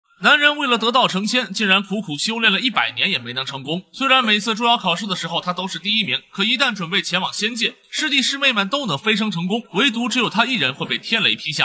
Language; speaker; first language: Chinese; native; Chinese